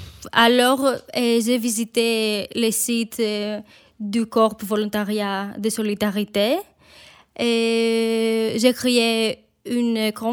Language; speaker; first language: French; non-native, fluent; Greek